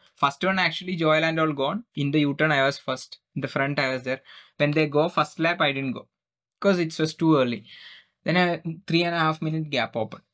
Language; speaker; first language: English; non-native, local second language; Malayalam